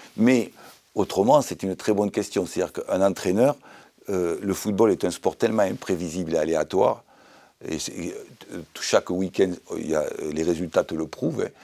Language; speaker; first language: French; native; French